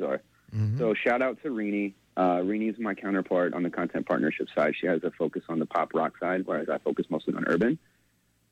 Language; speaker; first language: English; native; English